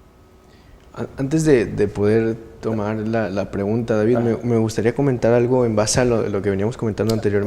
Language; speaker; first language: Spanish; native; Spanish